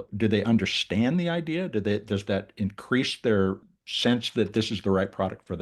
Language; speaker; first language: English; native; English